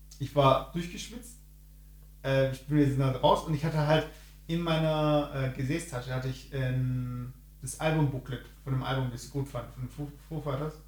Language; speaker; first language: German; native; German